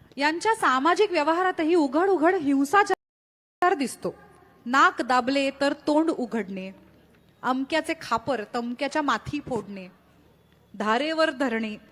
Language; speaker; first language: Marathi; native; Marathi